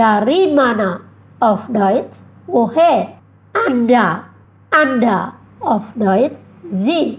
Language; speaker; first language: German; non-native, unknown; Indonesian